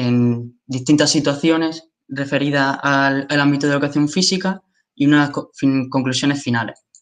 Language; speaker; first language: Spanish; native; Spanish